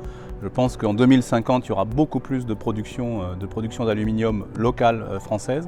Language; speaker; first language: French; native; French